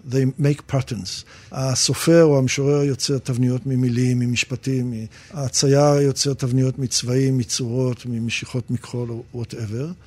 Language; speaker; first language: Hebrew; early bilingual, other home language; English